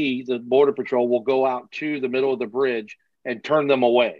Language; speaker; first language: English; native; English